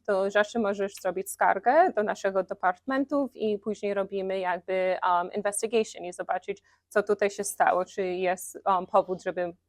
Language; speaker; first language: Polish; early bilingual, heritage; Polish